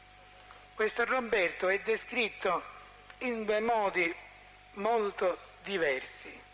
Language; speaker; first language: Italian; native; Italian